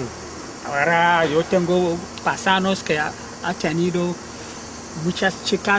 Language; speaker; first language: Spanish; non-native, learner; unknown